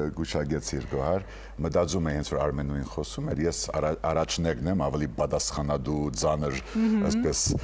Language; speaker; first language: Armenian; early bilingual, heritage; Armenian